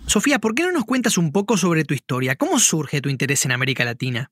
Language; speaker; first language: Spanish; native; Spanish